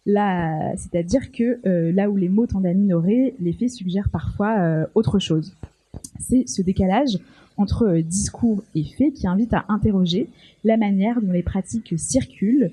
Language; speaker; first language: French; native; French